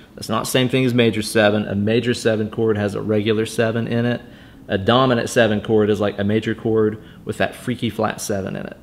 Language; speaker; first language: English; native; English